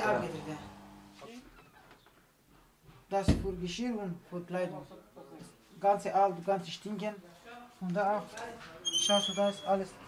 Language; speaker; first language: German; non-native, learner; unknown